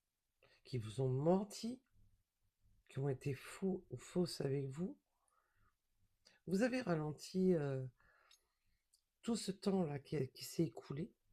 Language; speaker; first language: French; native; French